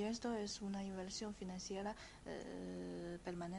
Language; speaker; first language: Spanish; non-native, fluent; Chinese